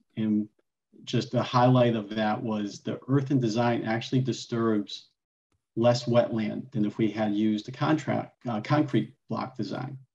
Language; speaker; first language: English; native; English